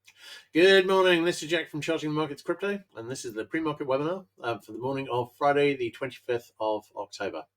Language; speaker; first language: English; native; English